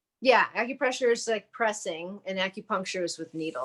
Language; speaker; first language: English; native; English